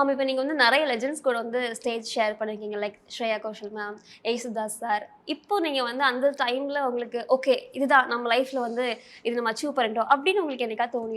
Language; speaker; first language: Tamil; native; Tamil